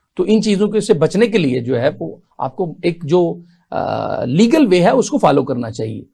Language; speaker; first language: Urdu; non-native, local second language; Punjabi